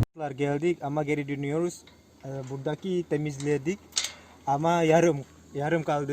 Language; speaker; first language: Turkish; non-native, learner; Indonesian